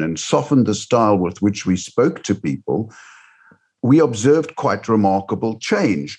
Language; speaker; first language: English; native; English